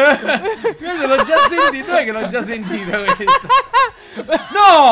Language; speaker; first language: Italian; native; Italian